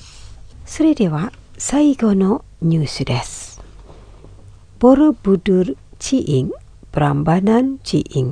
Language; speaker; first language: Japanese; non-native, fluent; Indonesian